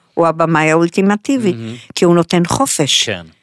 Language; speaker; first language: Hebrew; non-native, fluent; Romanian